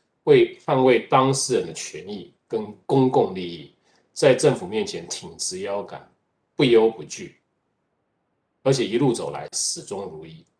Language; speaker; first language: Chinese; native; Chinese